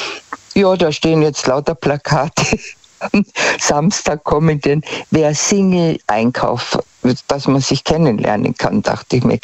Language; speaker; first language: German; native; German